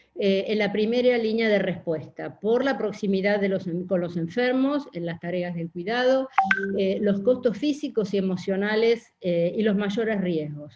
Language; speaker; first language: Spanish; native; Spanish